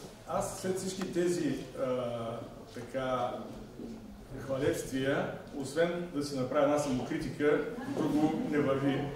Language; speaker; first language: Bulgarian; native; Bulgarian